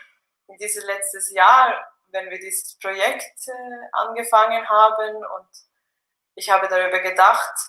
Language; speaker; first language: German; non-native, fluent; English